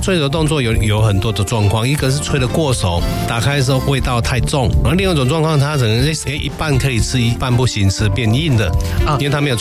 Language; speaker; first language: Chinese; native; Chinese